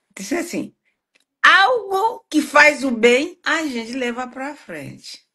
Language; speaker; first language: Portuguese; non-native, fluent; Swahili